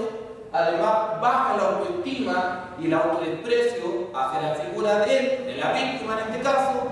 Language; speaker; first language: Spanish; native; Spanish